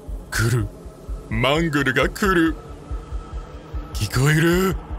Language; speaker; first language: Japanese; non-native, fluent; English